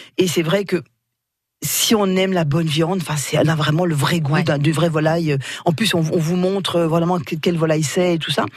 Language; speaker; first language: French; native; French